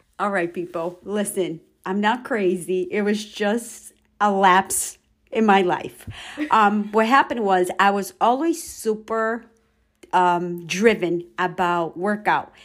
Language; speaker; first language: English; non-native, fluent; Portuguese